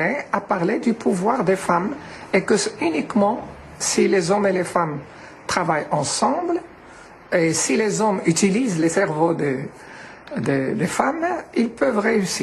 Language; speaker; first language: French; non-native, local second language; Arabic